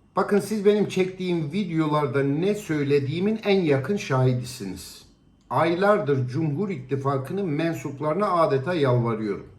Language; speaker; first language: Turkish; native; Turkish